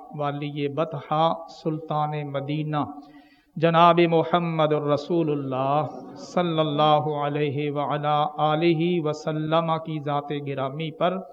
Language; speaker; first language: Urdu; non-native, local second language; Punjabi